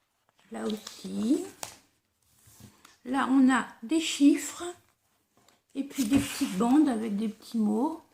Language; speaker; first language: French; native; French